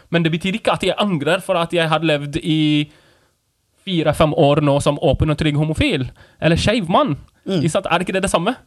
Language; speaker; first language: Norwegian; non-native, fluent; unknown